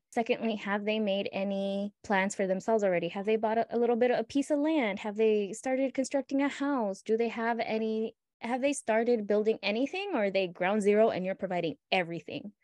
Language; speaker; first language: English; native; English